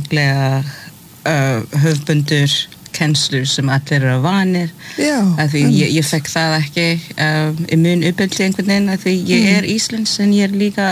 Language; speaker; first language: Icelandic; non-native, fluent; English